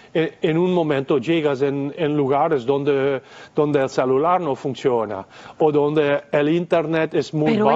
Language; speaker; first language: Spanish; non-native, fluent; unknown